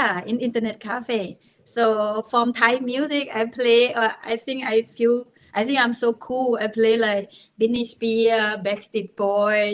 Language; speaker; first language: English; non-native, learner; Thai